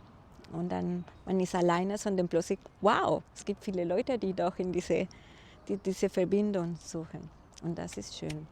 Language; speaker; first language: German; non-native, fluent; Spanish